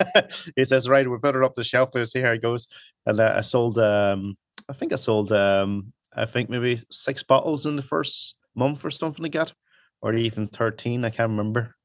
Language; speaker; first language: English; early bilingual, other home language; Cantonese